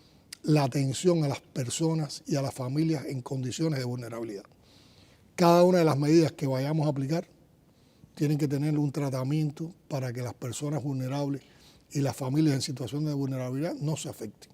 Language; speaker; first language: Spanish; native; Spanish